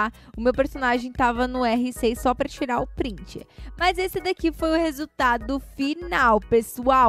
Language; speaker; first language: Portuguese; native; Portuguese